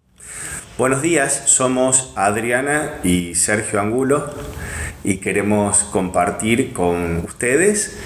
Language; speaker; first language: Spanish; native; Spanish